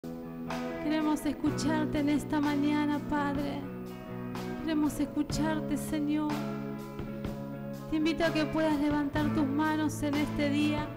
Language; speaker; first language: Spanish; native; Spanish